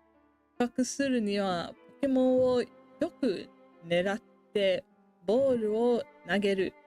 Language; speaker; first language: Japanese; non-native, learner; English